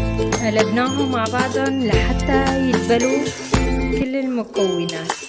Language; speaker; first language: Arabic; native; Arabic